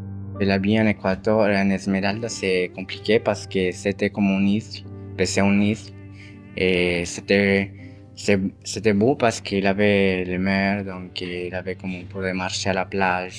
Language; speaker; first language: French; non-native, fluent; Spanish